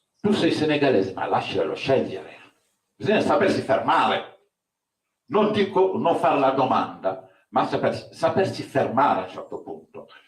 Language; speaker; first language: Italian; non-native, fluent; Wolof